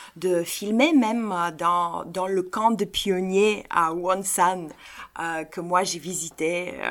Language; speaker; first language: French; non-native, fluent; Bulgarian